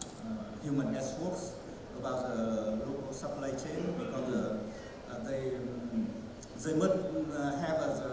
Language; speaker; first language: English; non-native, learner; Vietnamese